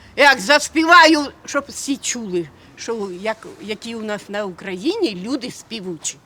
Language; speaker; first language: Ukrainian; native; Ukrainian